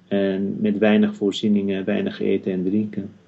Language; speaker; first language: Dutch; non-native, fluent; Kurdish